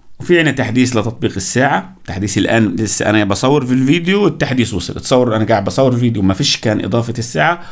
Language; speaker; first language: Arabic; native; Arabic